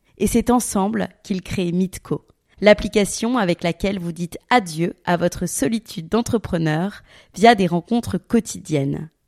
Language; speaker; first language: French; native; French